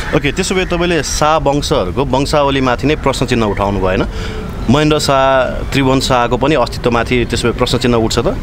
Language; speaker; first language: Nepali; native; Nepali